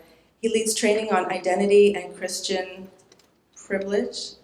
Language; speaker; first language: English; native; English